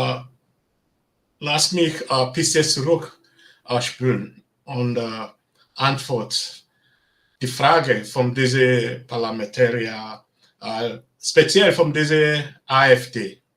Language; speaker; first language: German; non-native, learner; Bini